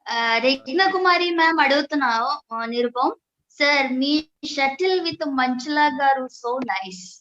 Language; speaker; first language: Telugu; non-native, learner; Malayalam